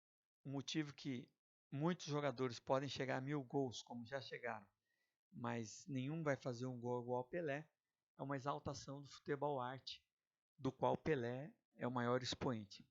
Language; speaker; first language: Portuguese; native; Portuguese